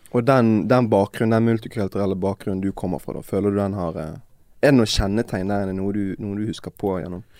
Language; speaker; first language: Norwegian; native; Norwegian